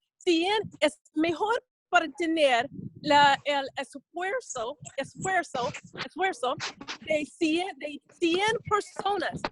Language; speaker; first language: Spanish; non-native, fluent; English